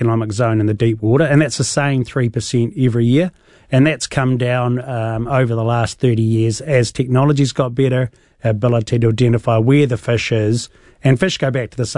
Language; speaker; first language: English; native; English